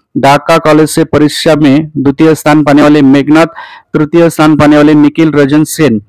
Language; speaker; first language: Hindi; non-native, local second language; Marathi